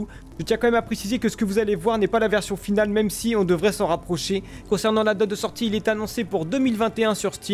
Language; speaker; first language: French; native; French